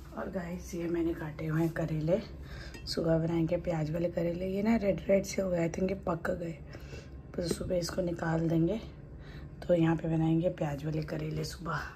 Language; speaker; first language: Hindi; native; Hindi